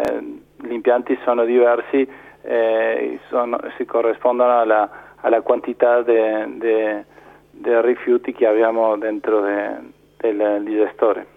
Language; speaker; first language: Italian; non-native, fluent; Spanish